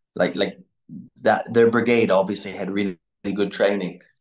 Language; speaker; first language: English; native; English